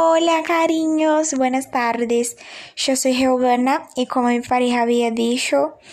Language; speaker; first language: Spanish; non-native, learner; Portuguese